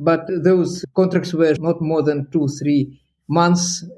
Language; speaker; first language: English; non-native, fluent; Russian